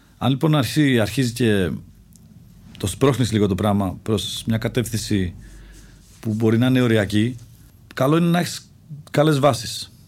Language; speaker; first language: Greek; early bilingual, other home language; Czech